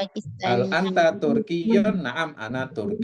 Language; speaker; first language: Arabic; non-native, fluent; Indonesian